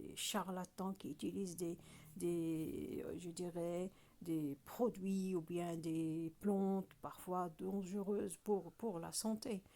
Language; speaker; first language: French; non-native, local second language; Arabic